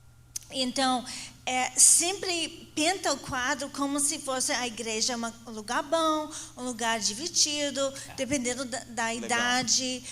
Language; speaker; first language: Portuguese; non-native, fluent; English